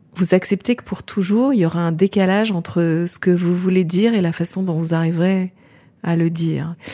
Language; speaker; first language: French; native; French